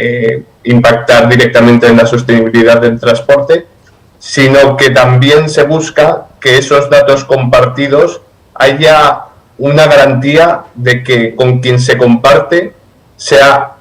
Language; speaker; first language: Spanish; native; Spanish